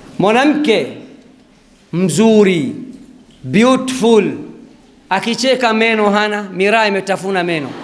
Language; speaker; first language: Swahili; native; Swahili